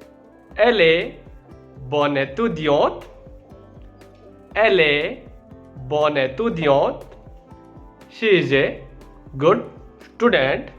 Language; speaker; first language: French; non-native, fluent; Hindi